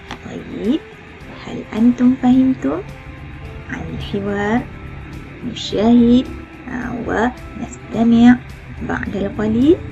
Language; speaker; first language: Arabic; non-native, fluent; Malay